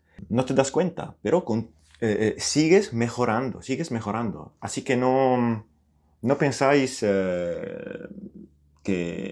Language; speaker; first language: Spanish; non-native, fluent; Italian